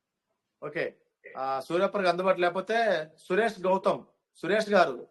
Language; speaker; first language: Telugu; native; Telugu